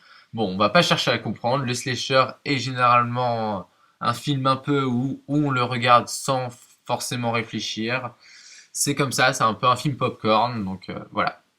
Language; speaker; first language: French; native; French